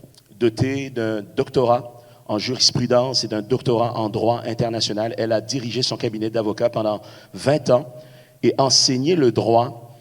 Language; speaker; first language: French; native; French